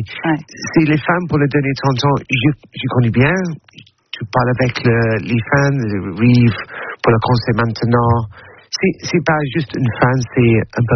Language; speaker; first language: French; non-native, learner; English